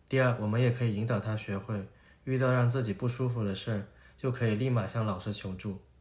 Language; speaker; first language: Chinese; native; Chinese